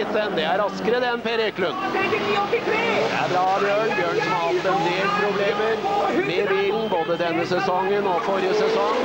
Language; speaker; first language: Norwegian; native; Norwegian